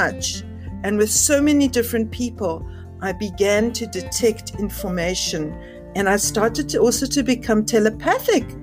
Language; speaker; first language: English; native; English